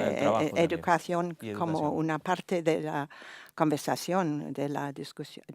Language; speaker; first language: Spanish; non-native, fluent; English